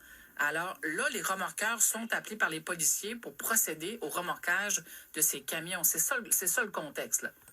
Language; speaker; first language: French; native; French